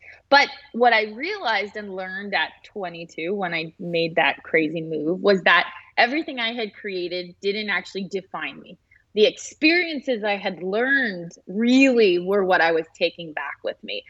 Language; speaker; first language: English; early bilingual, other home language; Spanish